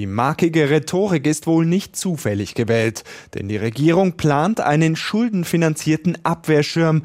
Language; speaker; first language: German; native; German